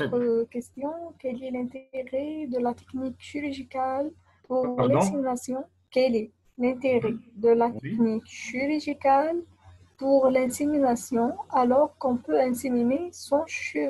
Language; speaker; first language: French; non-native, local second language; Arabic